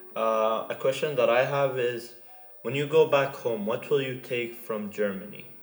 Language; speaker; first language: English; non-native, fluent; Arabic